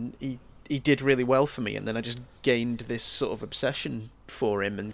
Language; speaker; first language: English; native; English